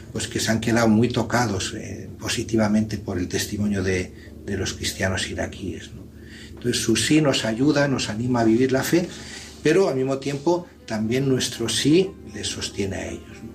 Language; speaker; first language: Spanish; native; Spanish